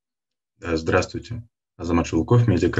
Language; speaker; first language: Russian; native; Russian